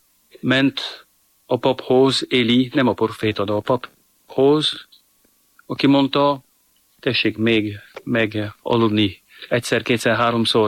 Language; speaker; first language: Hungarian; non-native, fluent; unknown